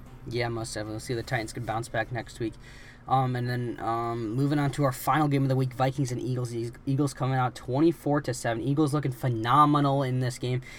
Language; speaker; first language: English; native; English